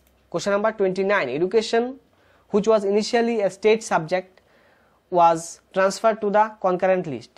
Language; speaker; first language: English; non-native, local second language; Bangla